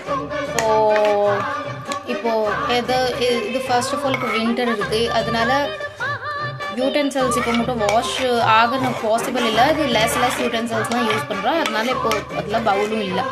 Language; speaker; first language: Tamil; early bilingual, heritage; Tamil